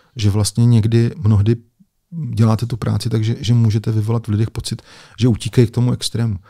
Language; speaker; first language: Czech; native; Czech